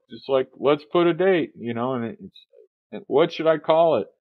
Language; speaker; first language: English; native; English